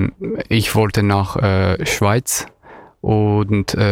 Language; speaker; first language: German; non-native, fluent; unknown